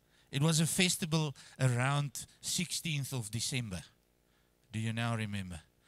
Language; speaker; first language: English; non-native, local second language; Afrikaans